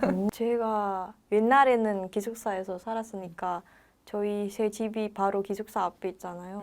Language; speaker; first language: Korean; non-native, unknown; Indonesian